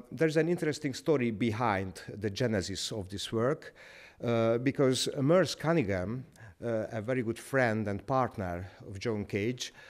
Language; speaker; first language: English; non-native, fluent; Hungarian